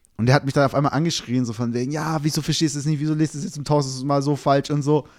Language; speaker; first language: German; early bilingual, other home language; Turkish